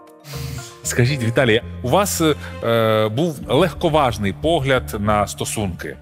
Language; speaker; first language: Ukrainian; native; Ukrainian